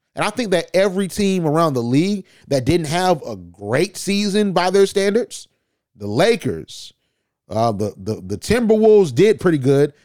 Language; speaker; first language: English; native; English